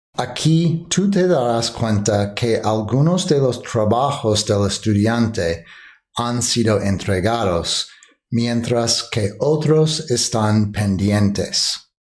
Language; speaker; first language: Spanish; non-native, fluent; English